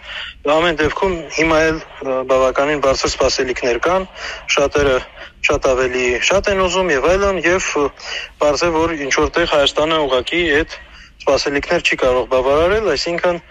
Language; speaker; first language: Armenian; native; Armenian